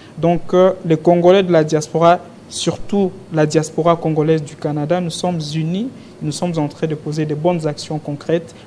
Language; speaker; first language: French; non-native, local second language; Lingala